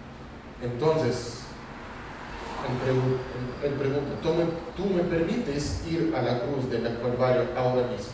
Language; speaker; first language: Spanish; non-native, fluent; Russian